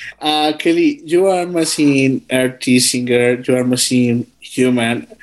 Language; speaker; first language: English; non-native, learner; Spanish